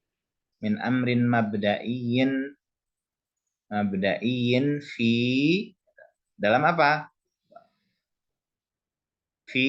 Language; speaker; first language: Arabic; non-native, fluent; Indonesian